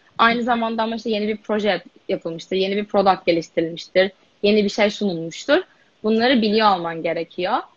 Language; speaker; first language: Turkish; native; Turkish